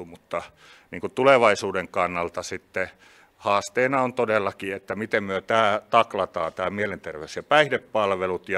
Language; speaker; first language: Finnish; native; Finnish